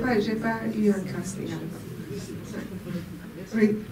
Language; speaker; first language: French; non-native, local second language; Swedish